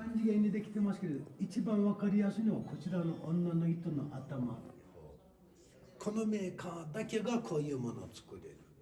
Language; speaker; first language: Japanese; non-native, fluent; Turkish